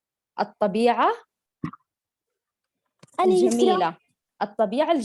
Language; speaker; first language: Arabic; native; Arabic